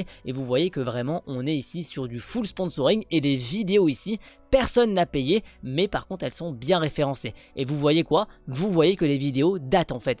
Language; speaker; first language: French; native; French